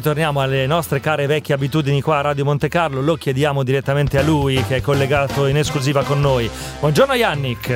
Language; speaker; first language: Italian; native; Italian